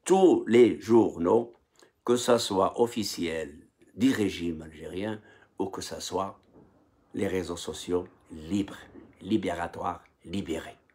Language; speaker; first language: French; non-native, local second language; Arabic